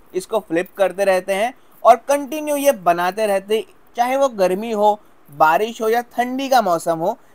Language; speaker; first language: Hindi; non-native, local second language; Gujarati